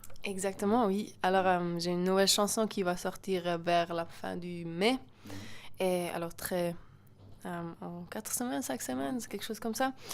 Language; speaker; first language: French; non-native, local second language; German